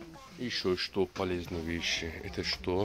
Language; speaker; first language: Russian; non-native, learner; Turkish